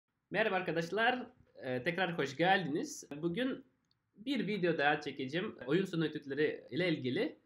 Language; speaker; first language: Turkish; non-native, fluent; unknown